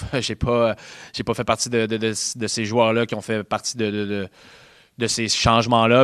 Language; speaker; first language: French; native; French